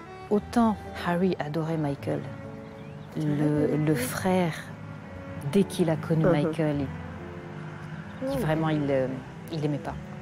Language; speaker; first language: French; native; French